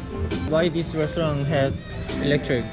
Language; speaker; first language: English; non-native, learner; Korean